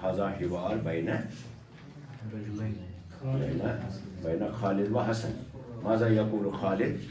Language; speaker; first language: Arabic; non-native, fluent; Urdu